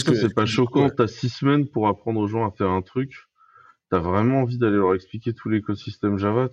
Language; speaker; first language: French; native; French